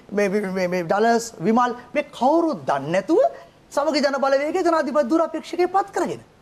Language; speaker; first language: Sinhala; native; Sinhala